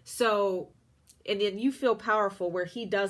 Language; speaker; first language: English; native; English